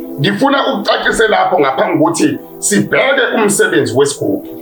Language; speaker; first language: Zulu; native; Zulu